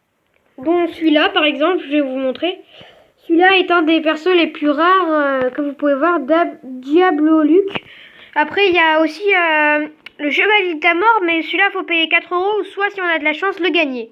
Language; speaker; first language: French; native; French